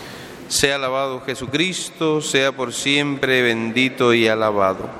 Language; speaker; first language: Spanish; native; Spanish